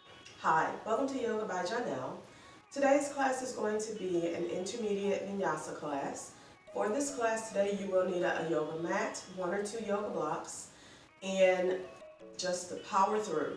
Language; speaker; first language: English; native; English